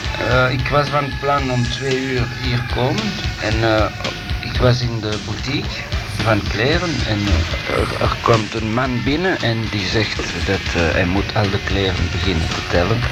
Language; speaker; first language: Dutch; non-native, learner; French